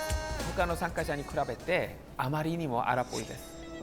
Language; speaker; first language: Japanese; non-native, learner; Korean